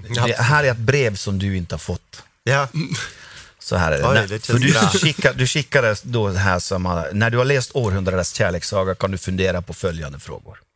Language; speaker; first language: Swedish; non-native, fluent; Norwegian